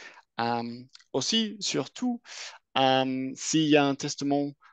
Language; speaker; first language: French; non-native, fluent; English